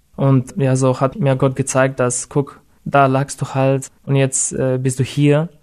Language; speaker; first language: German; non-native, fluent; Russian